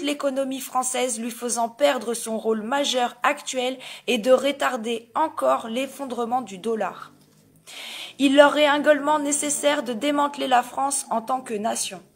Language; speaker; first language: French; native; French